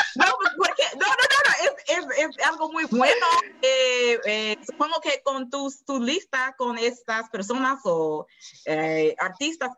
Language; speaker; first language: Spanish; non-native, learner; English